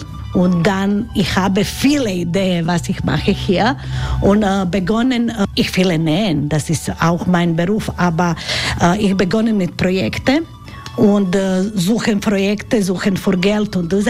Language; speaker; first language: German; non-native, learner; Croatian